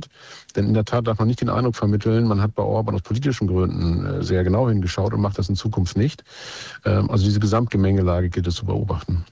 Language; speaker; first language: German; native; German